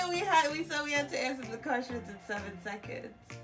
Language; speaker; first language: English; native; English